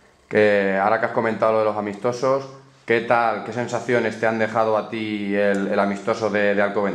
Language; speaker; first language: Spanish; native; Spanish